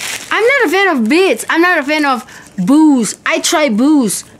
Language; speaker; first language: English; non-native, fluent; Indonesian